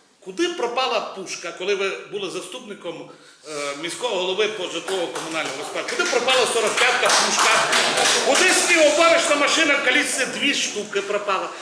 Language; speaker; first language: Ukrainian; native; Ukrainian